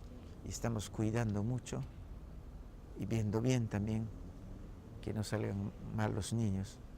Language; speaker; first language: Spanish; non-native, local second language; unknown